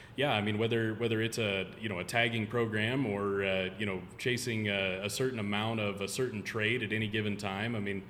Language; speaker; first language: English; native; English